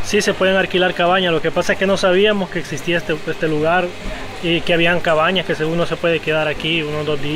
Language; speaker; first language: Spanish; native; Spanish